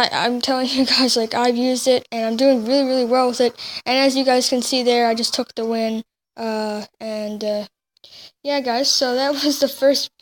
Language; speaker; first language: English; native; English